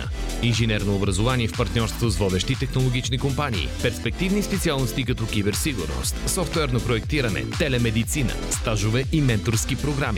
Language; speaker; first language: Bulgarian; native; Bulgarian